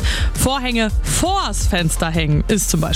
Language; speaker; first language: German; native; German